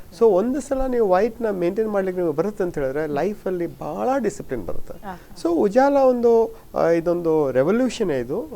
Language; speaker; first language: Kannada; native; Kannada